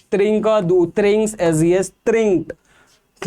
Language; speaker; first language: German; non-native, fluent; Hindi